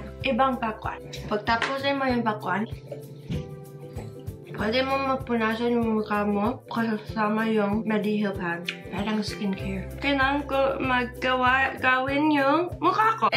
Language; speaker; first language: Filipino; non-native, learner; English